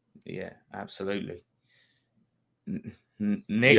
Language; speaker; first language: English; native; English